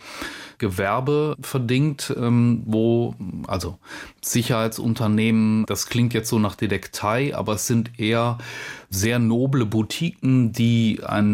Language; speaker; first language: German; native; German